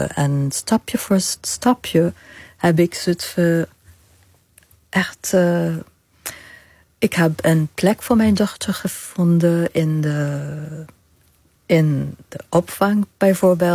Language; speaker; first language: Dutch; non-native, fluent; Arabic